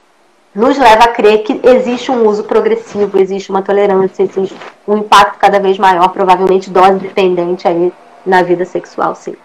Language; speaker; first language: Portuguese; native; Portuguese